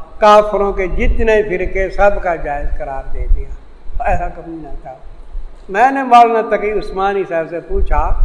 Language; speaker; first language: Urdu; non-native, local second language; Saraiki